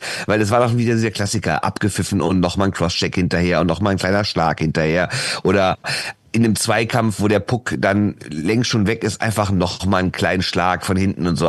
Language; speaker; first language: German; native; German